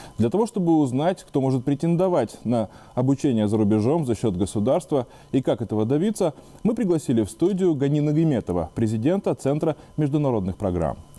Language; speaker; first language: Russian; native; Russian